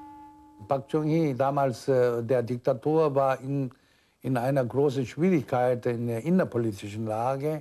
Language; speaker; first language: German; non-native, fluent; Korean